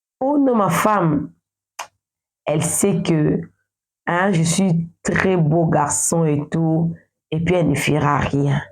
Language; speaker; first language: French; non-native, local second language; Lingala